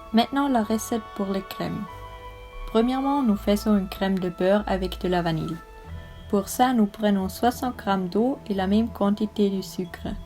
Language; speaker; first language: French; non-native, learner; Swiss German